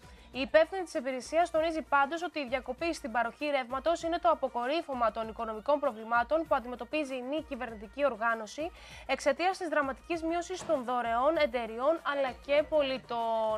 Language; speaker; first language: Greek; native; Greek